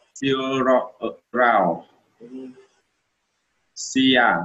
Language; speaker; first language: English; non-native, learner; Vietnamese